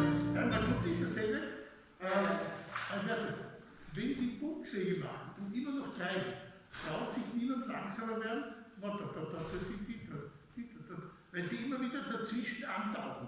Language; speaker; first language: German; native; German